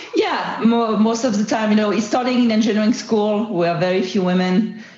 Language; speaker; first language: English; non-native, fluent; French